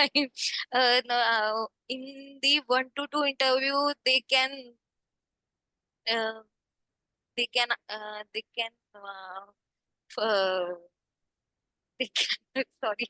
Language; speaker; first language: English; non-native, learner; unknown